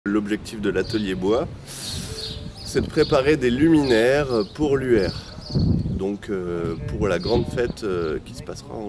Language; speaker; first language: French; native; French